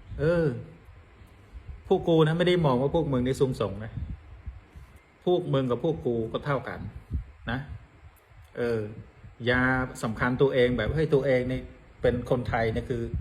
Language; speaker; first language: Thai; non-native, fluent; Khmer